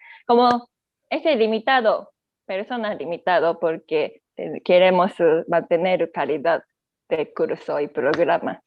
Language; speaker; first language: Spanish; non-native, learner; Japanese